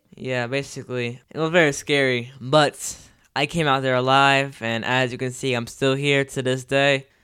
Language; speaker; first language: English; native; English